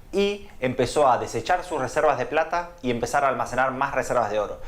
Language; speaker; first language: Spanish; native; Spanish